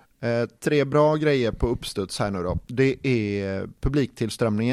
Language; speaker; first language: Swedish; native; Swedish